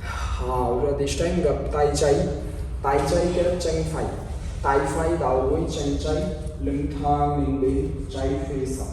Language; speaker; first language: Vietnamese; non-native, fluent; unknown